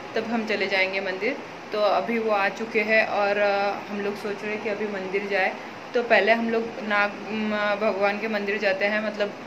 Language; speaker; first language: Hindi; non-native, local second language; Marathi